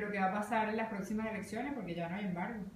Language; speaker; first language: Spanish; native; Spanish